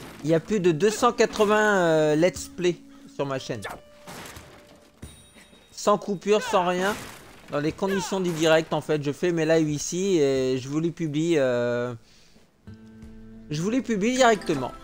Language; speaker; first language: French; native; French